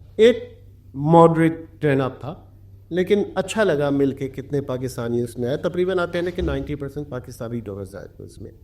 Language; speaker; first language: Urdu; early bilingual, heritage; Urdu